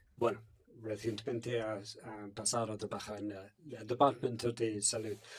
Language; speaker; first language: Spanish; non-native, fluent; English